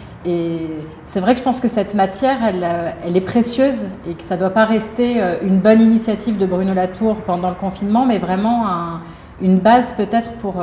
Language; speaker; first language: French; native; French